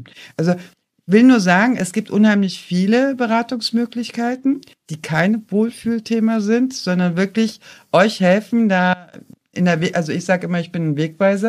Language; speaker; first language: German; native; German